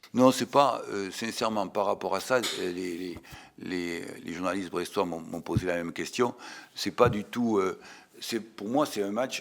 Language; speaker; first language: French; native; French